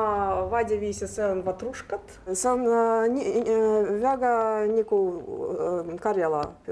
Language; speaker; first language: Estonian; non-native, learner; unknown